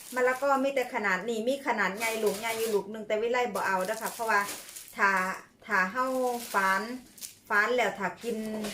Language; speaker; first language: Thai; native; Thai